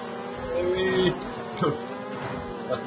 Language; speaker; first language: French; native; French